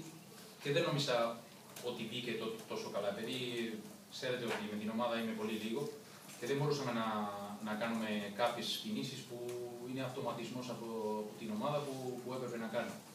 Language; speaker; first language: Greek; non-native, learner; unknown